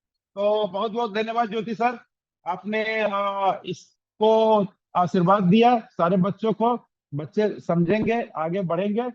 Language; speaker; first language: Hindi; native; Hindi